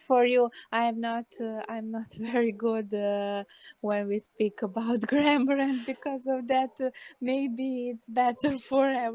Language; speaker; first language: English; non-native, learner; Serbian